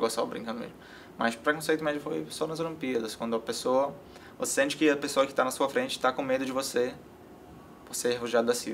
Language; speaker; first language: Portuguese; non-native, fluent; Arabic